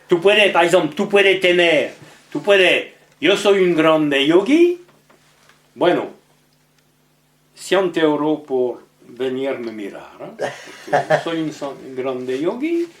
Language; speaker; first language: Spanish; non-native, learner; French